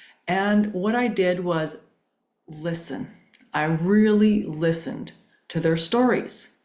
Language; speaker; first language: English; native; English